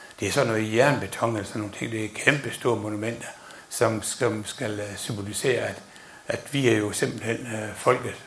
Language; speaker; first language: Danish; native; Danish